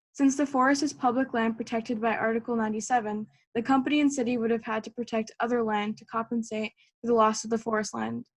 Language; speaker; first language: English; native; English